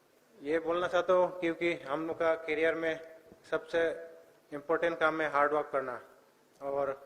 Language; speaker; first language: Hindi; non-native, local second language; Bodo